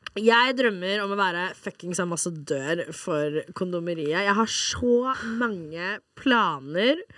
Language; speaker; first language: Norwegian; non-native, fluent; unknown